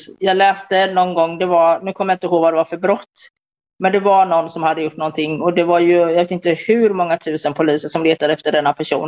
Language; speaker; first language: Swedish; native; Swedish